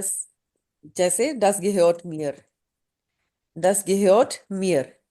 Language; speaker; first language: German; non-native, fluent; Urdu